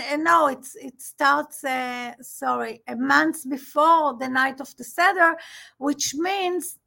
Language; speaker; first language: English; non-native, fluent; Hebrew